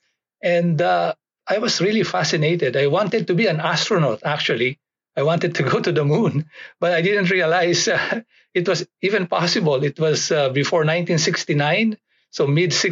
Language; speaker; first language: English; non-native, local second language; Filipino